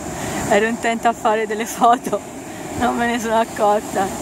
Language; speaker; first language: Italian; native; Italian